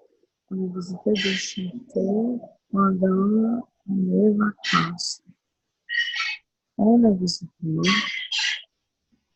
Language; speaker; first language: French; non-native, learner; Portuguese